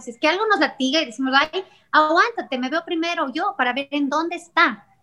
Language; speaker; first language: Spanish; native; Spanish